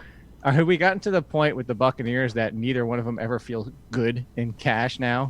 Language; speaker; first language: English; native; English